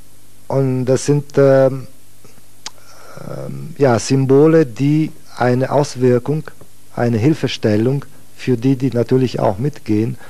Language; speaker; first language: German; non-native, fluent; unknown